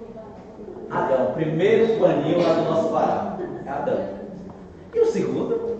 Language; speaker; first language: Portuguese; native; Portuguese